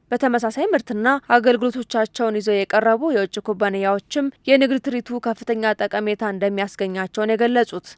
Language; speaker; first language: Amharic; native; Amharic